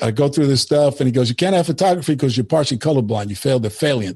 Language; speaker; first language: English; early bilingual, other home language; Spanish